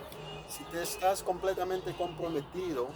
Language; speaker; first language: Spanish; non-native, fluent; Haitian Creole